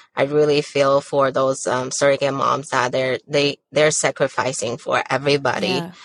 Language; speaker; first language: English; non-native, fluent; Chinese